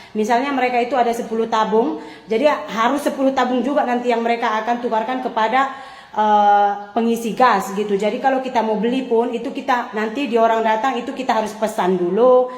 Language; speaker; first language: Indonesian; native; Indonesian